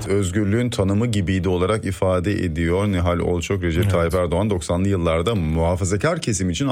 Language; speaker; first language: Turkish; native; Turkish